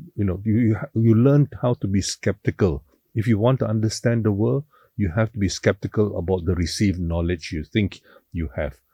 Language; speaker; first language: English; non-native, local second language; Tamil